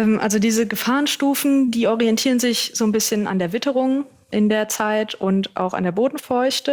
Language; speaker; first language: German; native; German